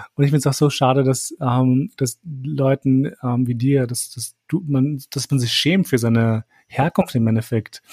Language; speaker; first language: German; early bilingual, other home language; Albanian